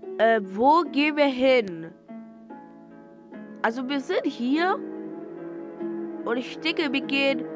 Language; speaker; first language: German; non-native, learner; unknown